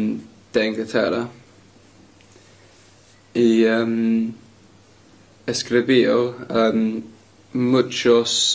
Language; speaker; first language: Spanish; non-native, learner; English